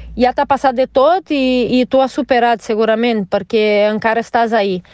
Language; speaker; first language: Catalan; non-native, fluent; Portuguese